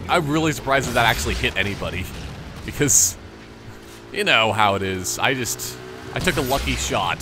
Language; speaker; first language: English; native; English